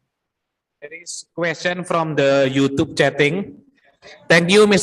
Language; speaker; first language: English; non-native, learner; Indonesian